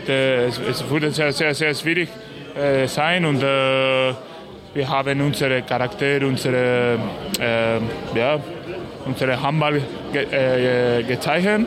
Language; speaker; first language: German; non-native, learner; Spanish